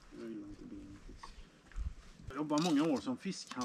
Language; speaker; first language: Swedish; native; Swedish